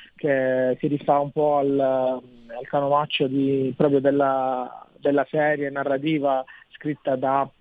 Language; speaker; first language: Italian; native; Italian